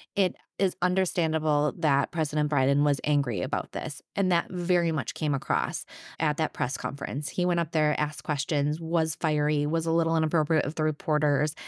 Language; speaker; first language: English; native; English